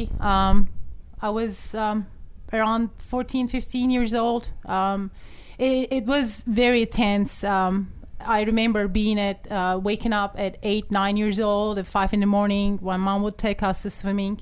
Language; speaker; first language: English; non-native, fluent; Turkish